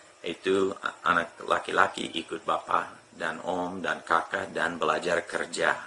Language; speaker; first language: Indonesian; non-native, fluent; English